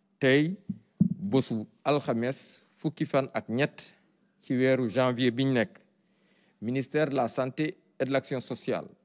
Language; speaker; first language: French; non-native, local second language; Wolof